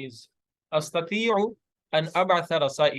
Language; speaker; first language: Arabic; non-native, fluent; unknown